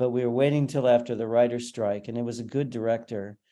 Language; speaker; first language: English; native; English